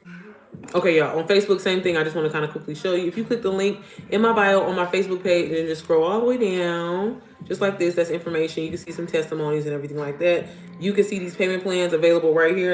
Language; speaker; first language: English; native; English